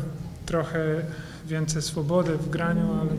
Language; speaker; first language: Polish; native; Polish